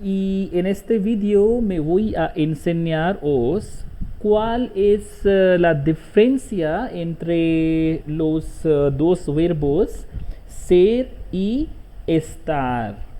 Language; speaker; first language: Spanish; non-native, learner; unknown